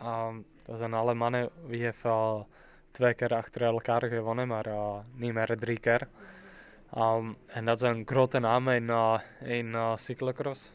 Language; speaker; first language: Dutch; non-native, fluent; Czech